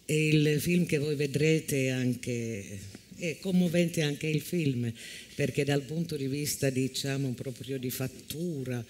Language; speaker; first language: Italian; non-native, fluent; Finnish